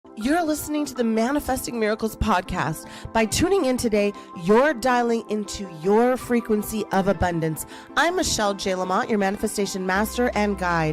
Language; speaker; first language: English; native; English